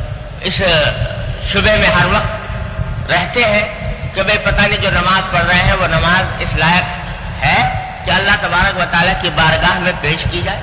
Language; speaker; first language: Urdu; native; Urdu